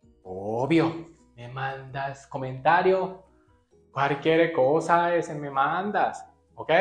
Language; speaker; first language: Spanish; non-native, learner; Japanese